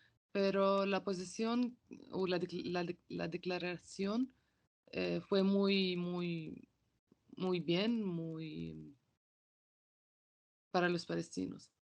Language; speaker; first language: Spanish; non-native, local second language; Arabic